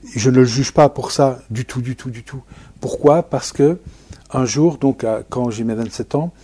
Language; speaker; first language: French; native; French